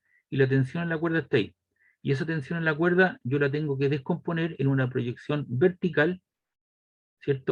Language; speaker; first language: Spanish; native; Spanish